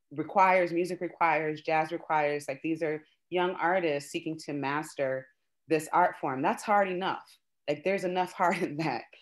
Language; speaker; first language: English; native; English